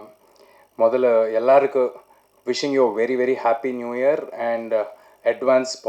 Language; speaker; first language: Tamil; non-native, learner; Telugu